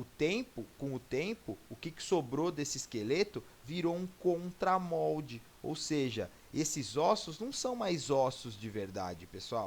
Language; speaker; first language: Portuguese; native; Portuguese